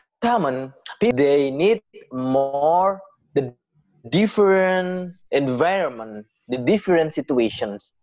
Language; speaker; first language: English; non-native, learner; Indonesian